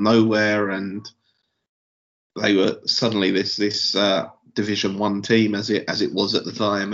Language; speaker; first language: English; native; English